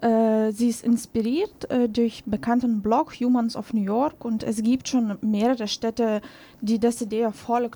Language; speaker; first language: German; non-native, fluent; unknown